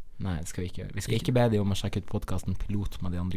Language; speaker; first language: Norwegian; native; Norwegian